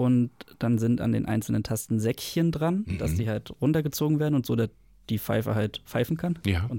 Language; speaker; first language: German; native; German